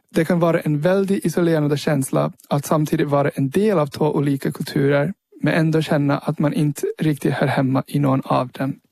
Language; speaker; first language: Swedish; early bilingual, heritage; Swedish